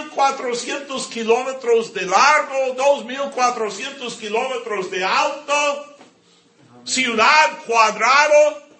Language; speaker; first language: Spanish; non-native, fluent; English